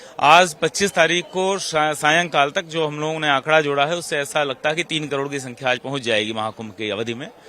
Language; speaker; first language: Hindi; native; Hindi